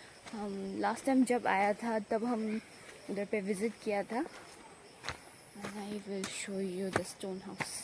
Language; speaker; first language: Hindi; non-native, local second language; Assamese